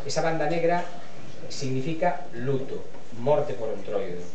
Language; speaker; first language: Spanish; non-native, local second language; Galician